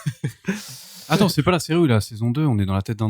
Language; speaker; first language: French; native; French